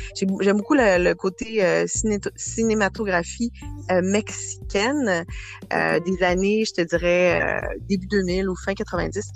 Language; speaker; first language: French; native; French